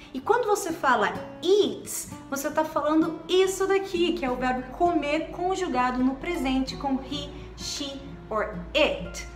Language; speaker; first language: Portuguese; native; Portuguese